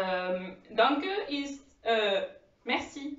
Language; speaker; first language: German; non-native, learner; French